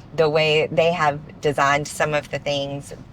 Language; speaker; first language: English; native; English